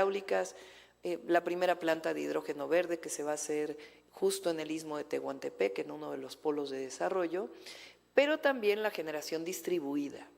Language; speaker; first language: Spanish; native; Spanish